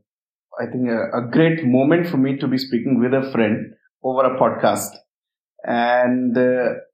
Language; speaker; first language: English; non-native, local second language; Hindi